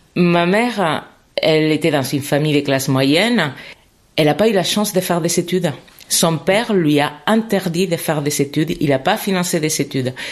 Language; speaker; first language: French; non-native, fluent; Spanish